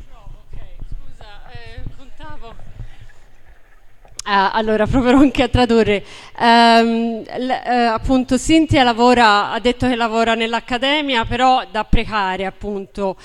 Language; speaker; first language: Italian; native; Italian